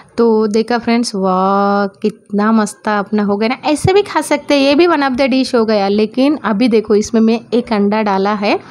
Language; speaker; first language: Hindi; non-native, local second language; Marathi